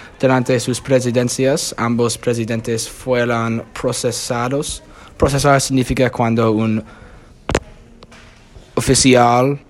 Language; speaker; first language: Spanish; non-native, learner; English